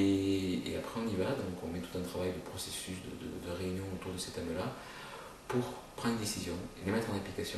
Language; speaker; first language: French; native; French